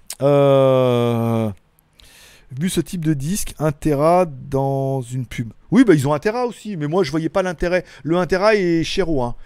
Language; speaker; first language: French; native; French